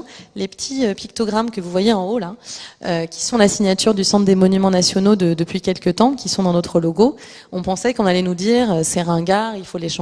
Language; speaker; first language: French; native; French